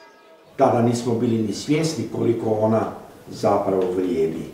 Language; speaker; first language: Croatian; native; Croatian